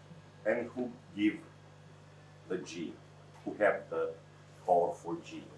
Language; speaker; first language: English; non-native, learner; Romanian